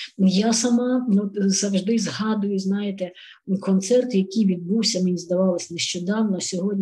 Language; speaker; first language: Ukrainian; native; Ukrainian